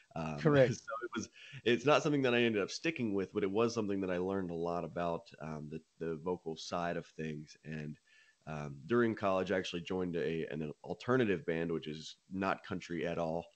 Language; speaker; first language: English; native; English